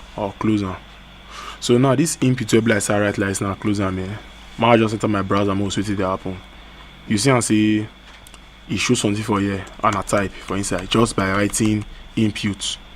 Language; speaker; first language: Nigerian Pidgin; native; Nigerian Pidgin